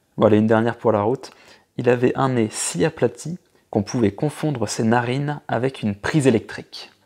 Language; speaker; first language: French; native; French